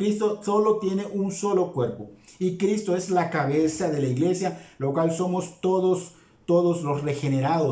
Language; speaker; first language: Spanish; native; Spanish